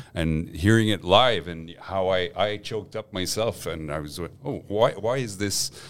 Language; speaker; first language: English; non-native, fluent; French